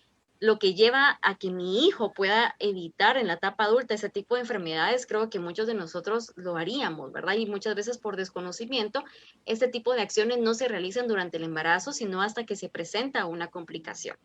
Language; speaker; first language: Spanish; native; Spanish